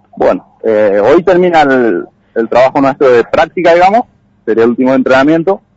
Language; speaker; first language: Spanish; native; Spanish